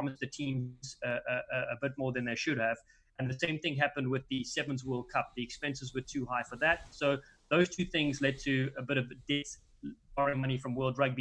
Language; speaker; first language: English; native; English